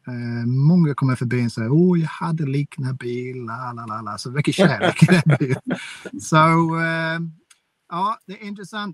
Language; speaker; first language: Swedish; non-native, fluent; English